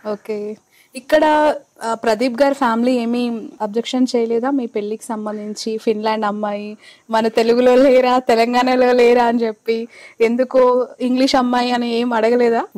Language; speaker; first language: Telugu; native; Telugu